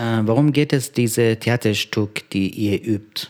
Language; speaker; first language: German; non-native, learner; Persian